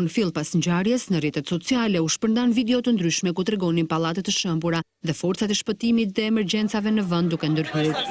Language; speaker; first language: Albanian; native; Albanian